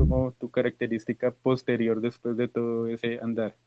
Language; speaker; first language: Spanish; native; Spanish